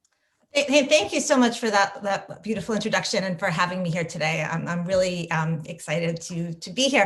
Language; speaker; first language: English; native; English